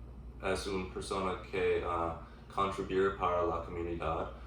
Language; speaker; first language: Spanish; non-native, learner; English